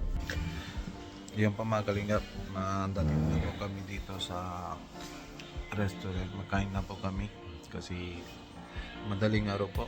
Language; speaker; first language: Filipino; non-native, learner; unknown